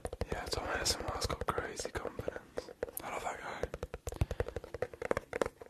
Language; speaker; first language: English; native; English